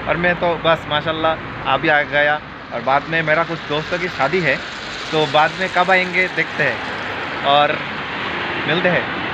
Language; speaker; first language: Hindi; native; Hindi